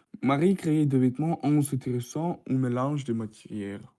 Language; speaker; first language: French; non-native, learner; Russian